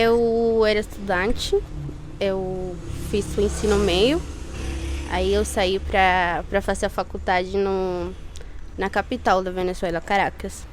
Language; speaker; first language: Portuguese; non-native, fluent; Spanish